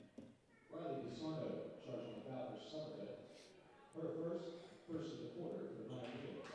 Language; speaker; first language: English; native; English